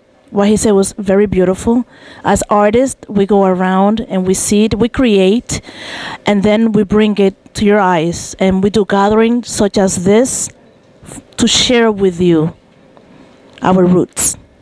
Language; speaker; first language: English; non-native, fluent; Spanish